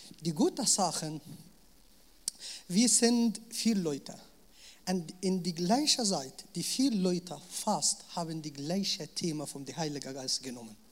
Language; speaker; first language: German; non-native, learner; Arabic